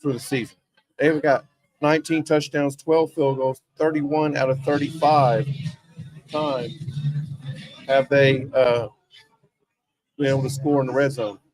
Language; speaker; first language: English; native; English